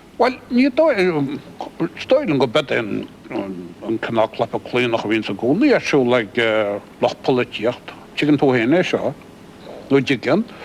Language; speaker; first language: Irish; native; Irish